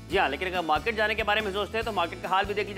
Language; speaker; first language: Hindi; native; Hindi